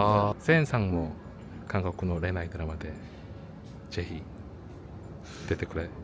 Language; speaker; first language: Japanese; non-native, learner; Korean